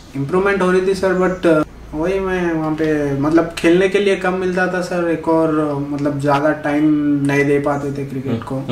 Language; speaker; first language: Hindi; non-native, local second language; Urdu